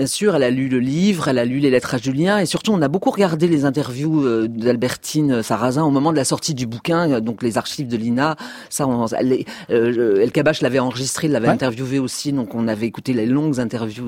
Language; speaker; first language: French; native; French